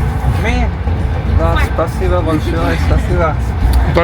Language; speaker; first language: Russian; non-native, learner; Hindi